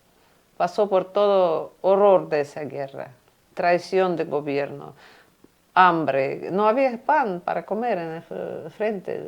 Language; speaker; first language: Spanish; non-native, fluent; Russian